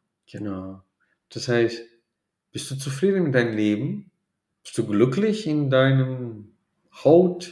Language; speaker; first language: German; non-native, fluent; Portuguese